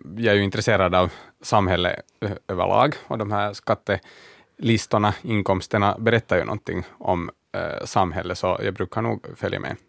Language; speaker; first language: Swedish; native; Swedish